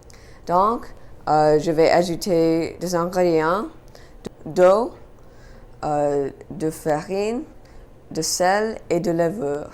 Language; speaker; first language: French; non-native, learner; English